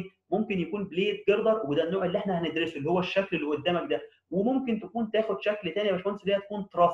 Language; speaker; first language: Arabic; native; Arabic